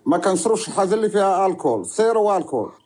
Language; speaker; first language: Arabic; native; Arabic